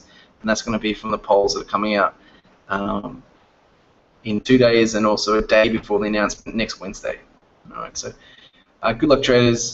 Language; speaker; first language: English; native; English